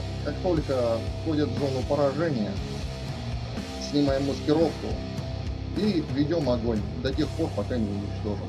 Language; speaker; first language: Russian; native; Russian